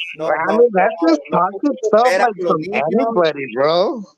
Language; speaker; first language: English; early bilingual, other home language; Spanish